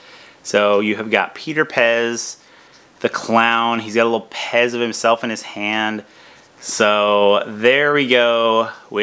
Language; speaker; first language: English; native; English